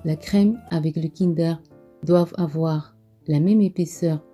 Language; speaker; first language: French; non-native, local second language; Arabic